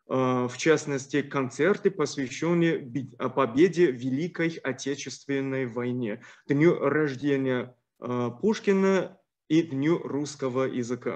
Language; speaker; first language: Russian; non-native, fluent; Chinese